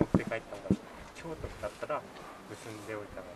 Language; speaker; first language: Japanese; native; Japanese